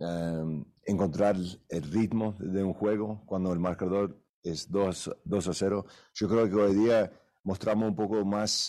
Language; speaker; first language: Spanish; early bilingual, heritage; English